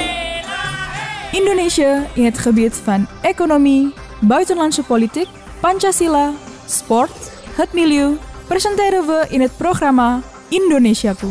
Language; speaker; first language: Dutch; non-native, fluent; Indonesian